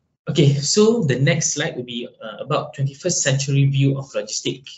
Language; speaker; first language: English; non-native, local second language; Malay